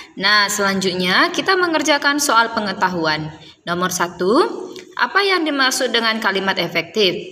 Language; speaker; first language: Indonesian; native; Indonesian